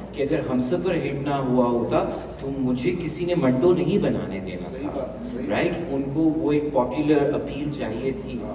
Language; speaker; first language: Urdu; non-native, local second language; Punjabi